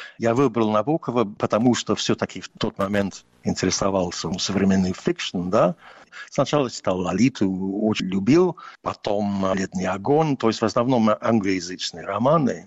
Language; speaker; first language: Russian; non-native, fluent; English